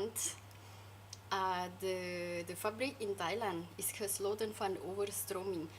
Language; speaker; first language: Dutch; non-native, fluent; Thai